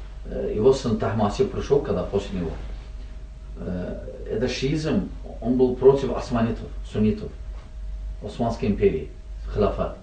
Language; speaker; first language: Russian; non-native, learner; Azerbaijani